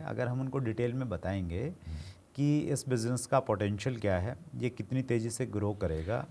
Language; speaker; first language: Hindi; native; Hindi